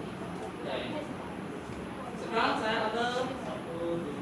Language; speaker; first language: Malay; non-native, local second language; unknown